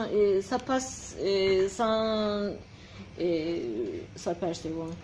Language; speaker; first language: French; non-native, fluent; Turkish